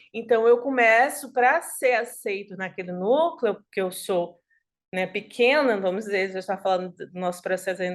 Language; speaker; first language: Portuguese; native; Portuguese